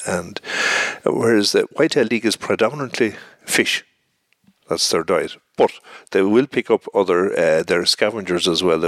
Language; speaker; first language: English; native; English